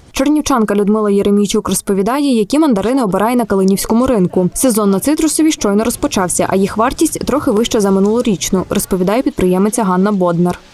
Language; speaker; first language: Ukrainian; native; Ukrainian